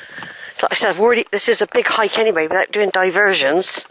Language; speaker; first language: English; native; English